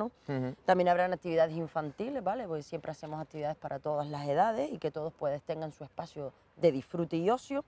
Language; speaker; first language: Spanish; native; Spanish